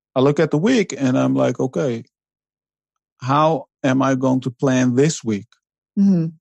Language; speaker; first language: English; non-native, fluent; Dutch